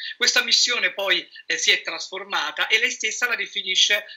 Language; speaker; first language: Italian; native; Italian